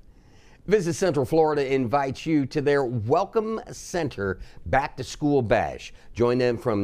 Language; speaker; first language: English; native; English